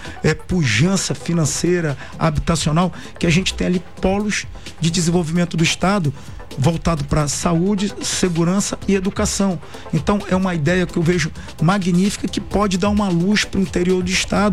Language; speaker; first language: Portuguese; native; Portuguese